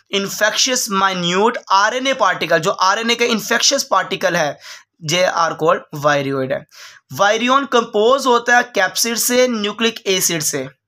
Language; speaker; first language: Urdu; non-native, local second language; Punjabi